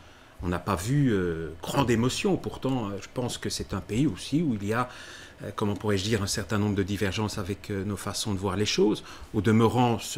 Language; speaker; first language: French; native; French